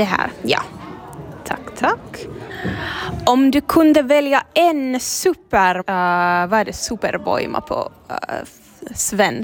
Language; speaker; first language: Swedish; non-native, learner; Finnish